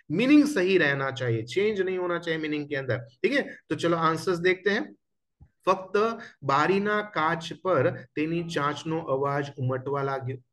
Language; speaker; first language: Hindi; non-native, local second language; Gujarati